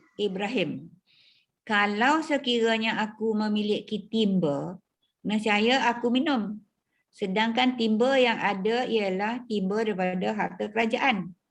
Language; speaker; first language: Malay; native; Malay